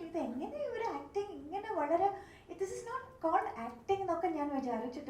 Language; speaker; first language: Malayalam; non-native, local second language; Tamil